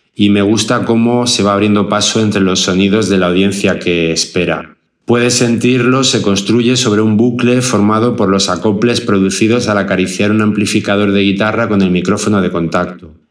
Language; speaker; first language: Spanish; native; Spanish